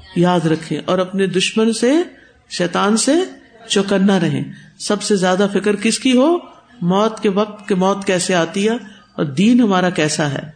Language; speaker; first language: Urdu; non-native, local second language; Punjabi